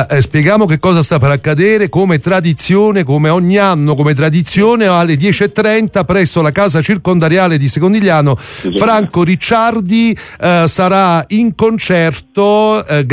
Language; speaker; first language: Italian; native; Italian